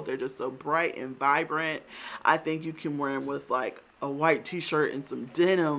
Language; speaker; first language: English; native; English